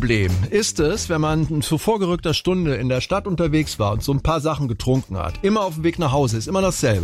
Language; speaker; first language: German; native; German